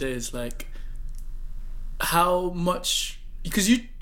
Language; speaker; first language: English; non-native, local second language; Yoruba